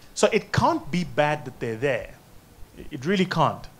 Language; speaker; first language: English; non-native, local second language; Zulu